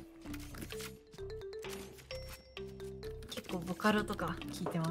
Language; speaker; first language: Japanese; early bilingual, heritage; Japanese